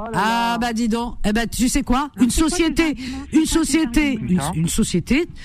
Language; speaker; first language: French; native; French